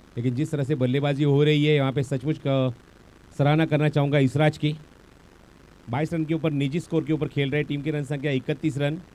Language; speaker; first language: Hindi; non-native, local second language; Marathi